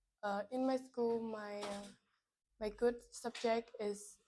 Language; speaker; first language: English; non-native, learner; Vietnamese